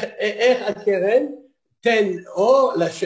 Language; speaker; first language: Hebrew; non-native, learner; French